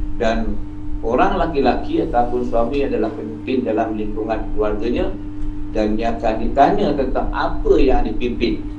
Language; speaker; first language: Malay; native; Malay